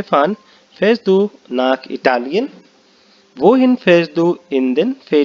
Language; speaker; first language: German; non-native, learner; Hindi